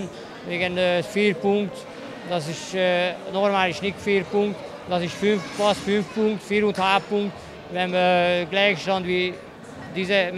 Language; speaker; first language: German; non-native, learner; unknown